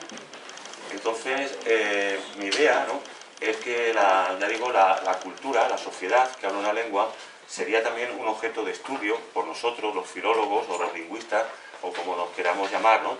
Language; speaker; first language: Spanish; native; Spanish